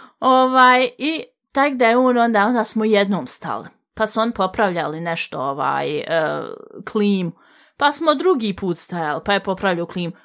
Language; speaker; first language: Bosnian; native; Bosnian